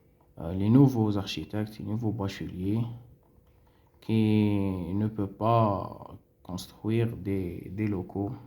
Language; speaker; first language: French; non-native, local second language; Arabic